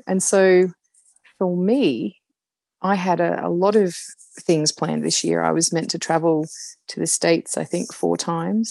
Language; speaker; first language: English; native; English